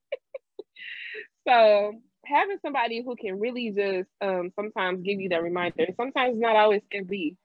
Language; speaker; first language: English; native; English